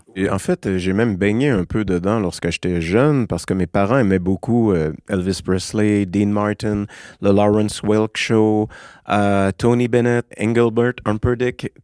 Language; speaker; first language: French; native; French